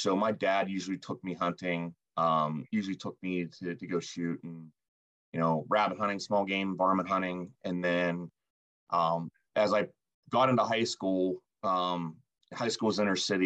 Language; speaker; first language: English; native; English